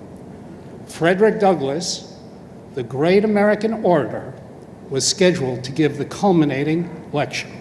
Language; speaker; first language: English; native; English